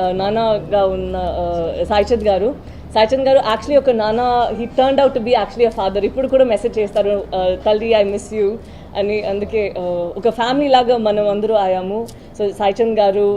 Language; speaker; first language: Telugu; non-native, learner; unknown